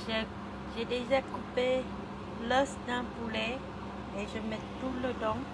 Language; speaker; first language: French; non-native, learner; Vietnamese